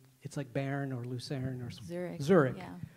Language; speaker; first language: English; native; English